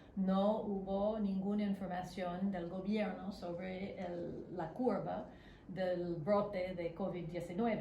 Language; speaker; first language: Spanish; non-native, fluent; English